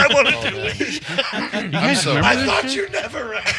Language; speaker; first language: English; native; English